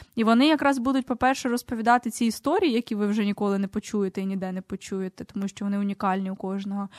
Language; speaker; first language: Ukrainian; native; Ukrainian